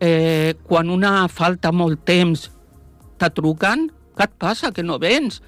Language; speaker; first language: Catalan; non-native, local second language; Spanish